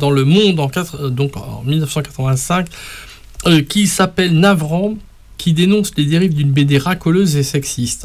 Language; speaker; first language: French; native; French